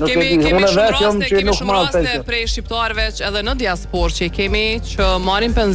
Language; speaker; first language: Albanian; native; Albanian